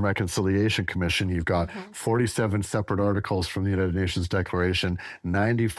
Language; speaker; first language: English; native; English